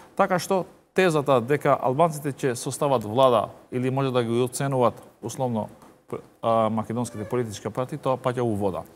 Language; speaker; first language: Macedonian; non-native, local second language; Albanian